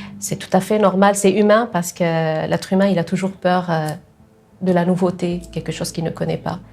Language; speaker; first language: French; non-native, local second language; Arabic